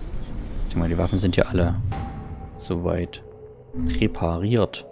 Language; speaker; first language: German; native; German